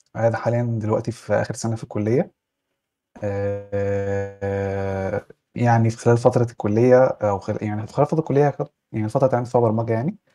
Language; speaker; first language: Arabic; native; Arabic